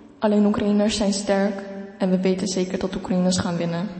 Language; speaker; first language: Dutch; non-native, fluent; Ukrainian